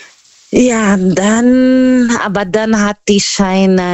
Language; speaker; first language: German; non-native, fluent; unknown